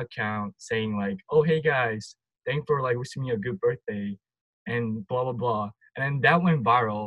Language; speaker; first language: English; non-native, fluent; Turkish